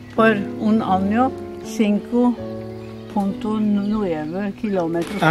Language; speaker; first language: Spanish; non-native, learner; Norwegian